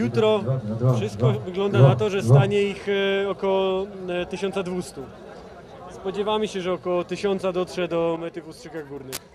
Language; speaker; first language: Polish; native; Polish